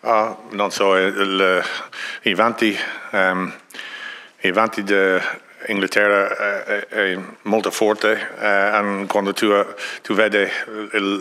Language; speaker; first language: Italian; non-native, learner; English